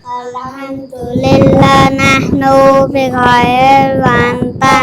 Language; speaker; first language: Arabic; non-native, learner; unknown